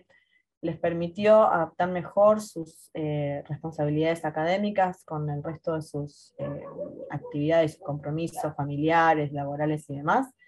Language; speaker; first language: Spanish; native; Spanish